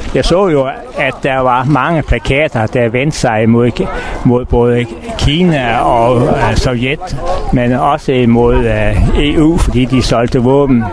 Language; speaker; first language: Danish; native; Danish